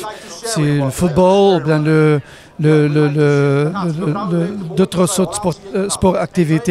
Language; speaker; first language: French; non-native, fluent; Riffian